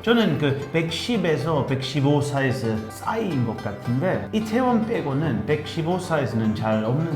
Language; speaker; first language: Korean; non-native, fluent; English